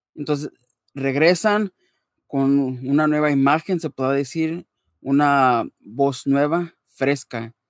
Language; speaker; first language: Spanish; native; Spanish